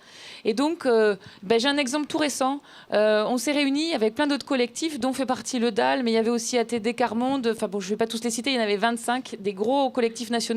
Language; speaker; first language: French; native; French